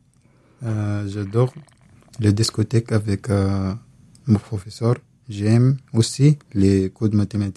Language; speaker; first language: French; non-native, learner; Arabic